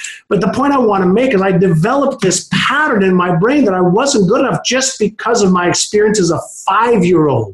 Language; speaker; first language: English; non-native, fluent; Hebrew